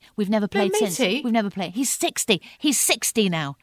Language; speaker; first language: English; native; English